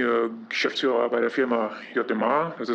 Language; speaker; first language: German; non-native, fluent; Polish